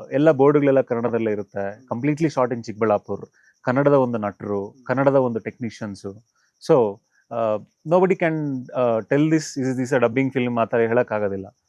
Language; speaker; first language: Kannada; non-native, local second language; Telugu